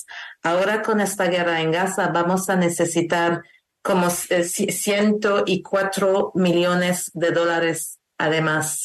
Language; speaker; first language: Spanish; non-native, learner; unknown